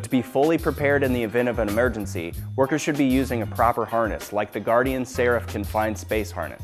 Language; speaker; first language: English; native; English